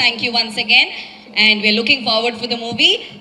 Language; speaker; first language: Tamil; native; Tamil